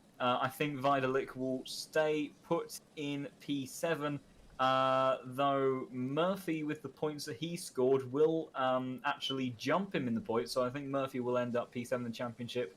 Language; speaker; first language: English; native; English